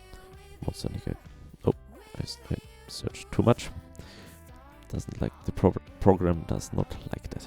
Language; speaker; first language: English; non-native, fluent; German